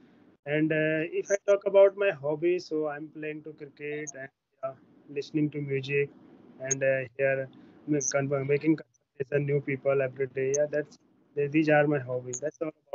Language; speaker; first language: English; non-native, learner; Hindi